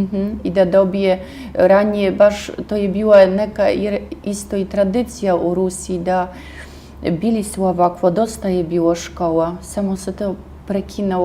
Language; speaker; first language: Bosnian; non-native, fluent; Russian